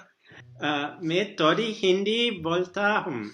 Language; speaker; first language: Hindi; non-native, learner; Portuguese